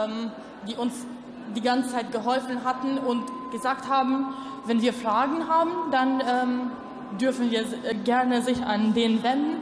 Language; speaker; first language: German; non-native, local second language; Albanian